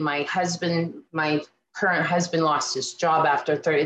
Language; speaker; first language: English; native; English